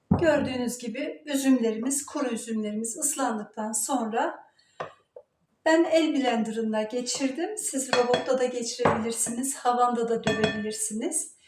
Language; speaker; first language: Turkish; native; Turkish